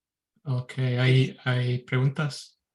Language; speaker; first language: Spanish; early bilingual, heritage; Spanish